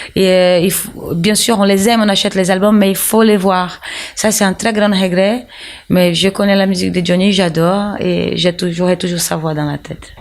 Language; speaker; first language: French; non-native, fluent; Portuguese